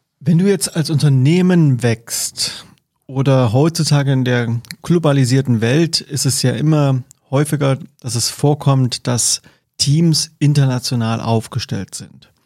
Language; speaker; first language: German; native; German